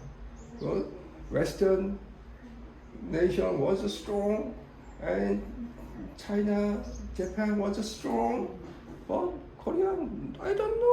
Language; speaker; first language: English; non-native, learner; Korean